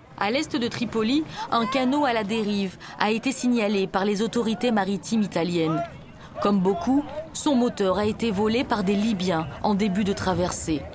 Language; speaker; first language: French; native; French